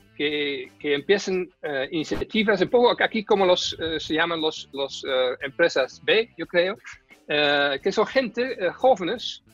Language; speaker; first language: Spanish; non-native, fluent; Dutch